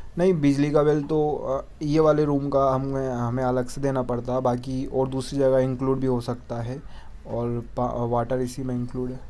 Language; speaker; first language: Hindi; native; Hindi